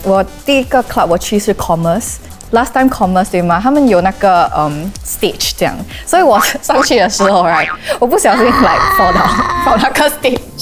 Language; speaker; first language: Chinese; non-native, local second language; English